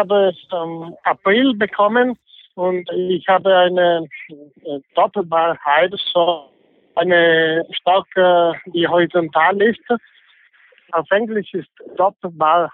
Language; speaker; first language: German; non-native, fluent; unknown